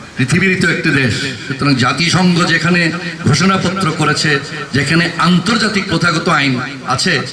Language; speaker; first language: Bangla; non-native, local second language; Chakma